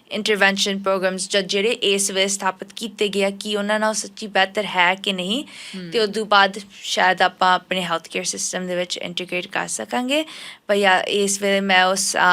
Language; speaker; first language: Punjabi; early bilingual, heritage; Punjabi